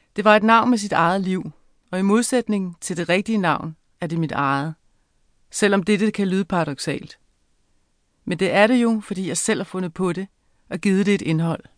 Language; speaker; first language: Danish; native; Danish